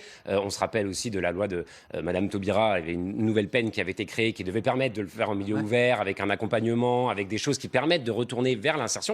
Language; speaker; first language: French; native; French